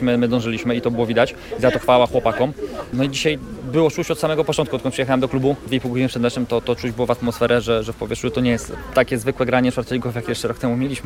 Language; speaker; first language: Polish; native; Polish